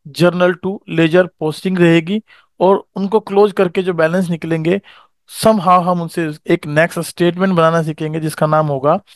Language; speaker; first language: Hindi; native; Hindi